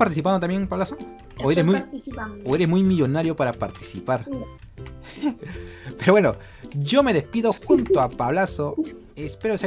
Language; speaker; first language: Spanish; native; Spanish